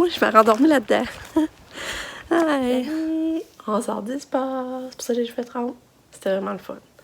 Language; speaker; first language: French; native; French